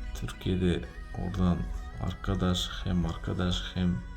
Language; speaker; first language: Turkish; non-native, learner; Kyrgyz